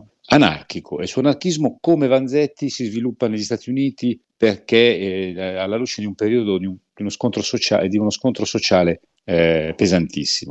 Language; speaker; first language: Italian; native; Italian